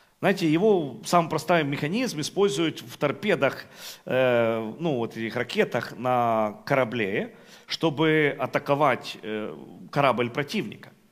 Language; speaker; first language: Russian; non-native, local second language; Ukrainian